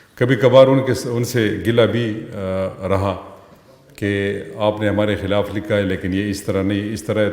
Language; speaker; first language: Urdu; non-native, local second language; Pashto